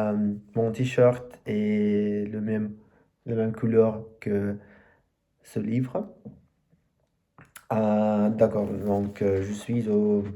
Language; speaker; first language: French; non-native, learner; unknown